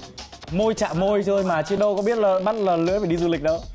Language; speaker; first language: Vietnamese; native; Vietnamese